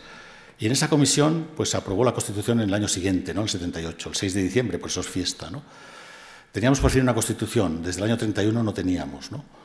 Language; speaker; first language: Spanish; native; Spanish